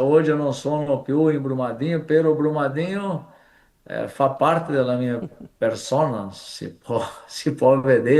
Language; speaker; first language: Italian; non-native, fluent; Portuguese